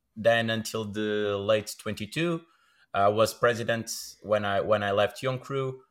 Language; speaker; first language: English; non-native, fluent; Portuguese